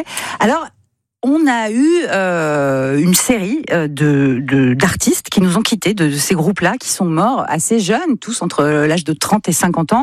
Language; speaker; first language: French; native; French